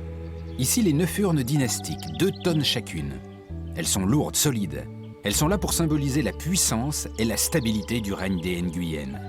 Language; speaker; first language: French; native; French